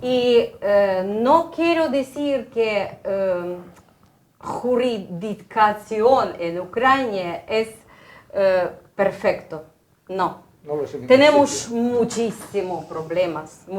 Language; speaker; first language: Spanish; non-native, fluent; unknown